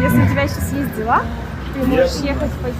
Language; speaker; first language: Russian; native; Russian